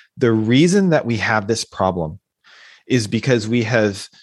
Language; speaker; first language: English; native; English